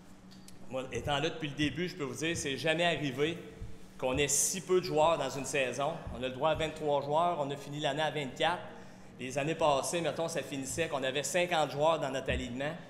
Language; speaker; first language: French; native; French